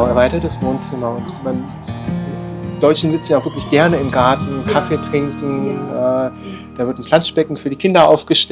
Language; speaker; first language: German; native; German